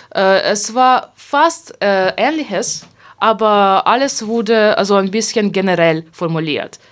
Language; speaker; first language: German; non-native, fluent; Hungarian